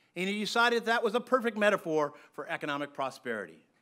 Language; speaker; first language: English; native; English